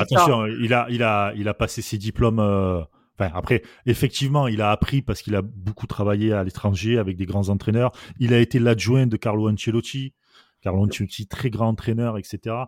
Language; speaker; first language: French; native; French